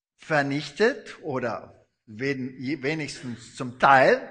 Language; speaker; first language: German; non-native, fluent; Afrikaans